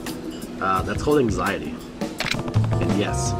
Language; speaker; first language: English; native; English